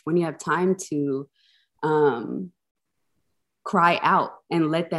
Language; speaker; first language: English; native; English